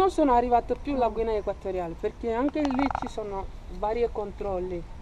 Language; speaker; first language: Italian; non-native, fluent; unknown